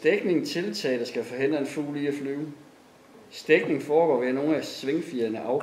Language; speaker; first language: Danish; native; Danish